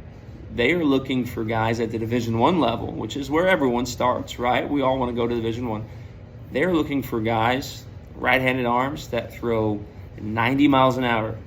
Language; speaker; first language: English; native; English